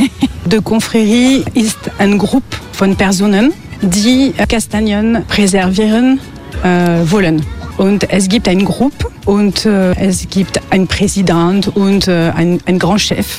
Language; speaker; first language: German; non-native, learner; French